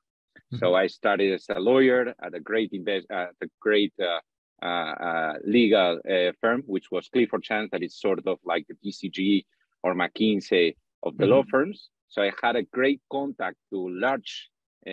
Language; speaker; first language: English; non-native, fluent; Spanish